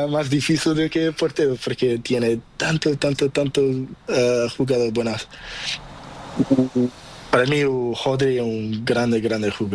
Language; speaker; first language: Spanish; non-native, learner; Portuguese